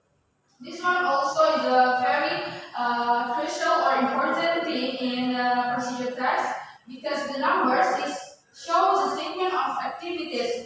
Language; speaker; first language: English; non-native, fluent; Indonesian